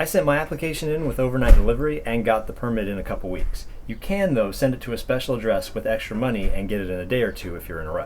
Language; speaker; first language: English; native; English